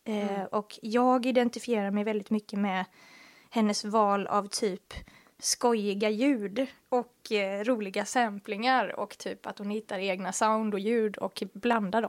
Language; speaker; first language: Swedish; native; Swedish